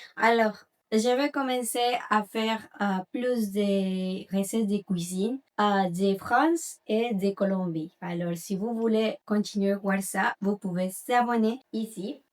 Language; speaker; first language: French; non-native, learner; Spanish